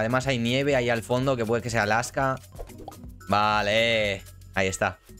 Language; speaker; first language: Spanish; native; Spanish